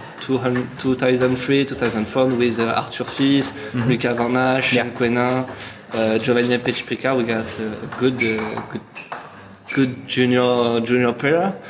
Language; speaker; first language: English; non-native, learner; French